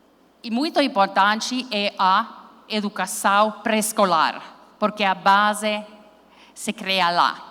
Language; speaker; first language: Portuguese; non-native, learner; Finnish